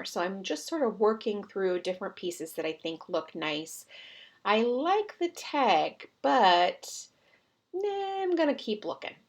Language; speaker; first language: English; native; English